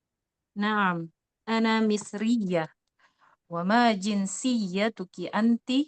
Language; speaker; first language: Arabic; non-native, learner; Indonesian